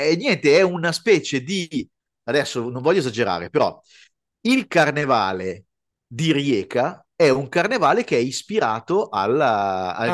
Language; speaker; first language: Italian; native; Italian